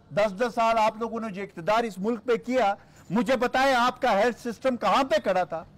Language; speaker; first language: Urdu; non-native, local second language; Pashto